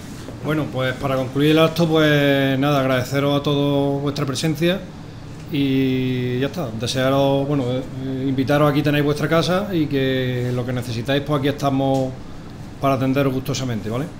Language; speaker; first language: Spanish; native; Spanish